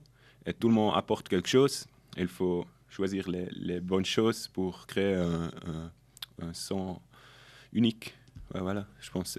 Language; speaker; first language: French; non-native, local second language; German